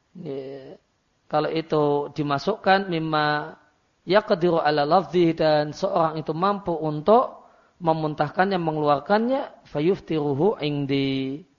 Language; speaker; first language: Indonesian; non-native, local second language; Javanese